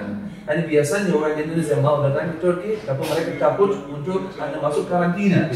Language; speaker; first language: Indonesian; non-native, learner; Turkish